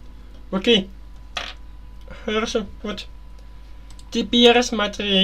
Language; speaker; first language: Russian; non-native, learner; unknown